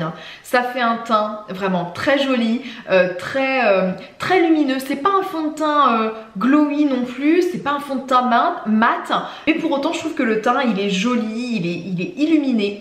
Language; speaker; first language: French; native; French